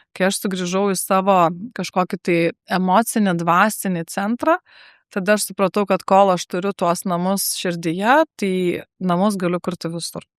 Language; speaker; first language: Lithuanian; native; Lithuanian